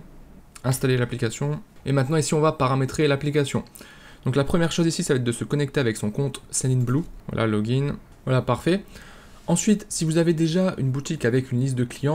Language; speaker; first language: French; native; French